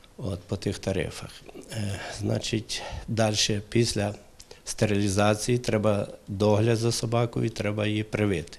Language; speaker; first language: Ukrainian; native; Ukrainian